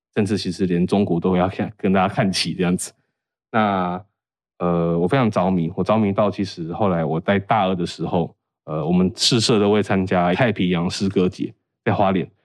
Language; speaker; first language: Chinese; native; Chinese